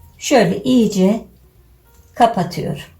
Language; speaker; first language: Turkish; native; Turkish